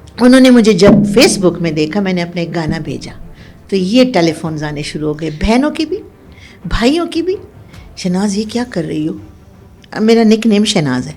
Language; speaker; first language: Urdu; non-native, local second language; Pashto